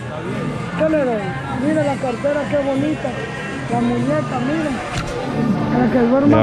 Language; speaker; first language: Spanish; native; Spanish